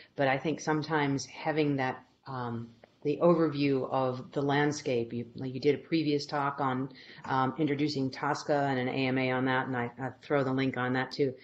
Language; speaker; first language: English; native; English